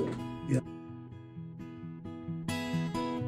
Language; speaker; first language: Spanish; early bilingual, other home language; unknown